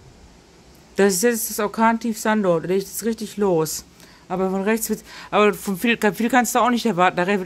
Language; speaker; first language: German; native; German